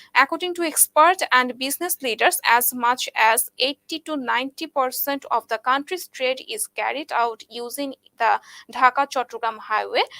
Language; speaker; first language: English; non-native, local second language; Bangla